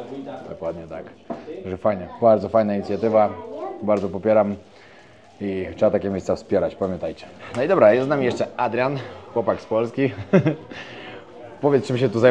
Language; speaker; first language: Polish; native; Polish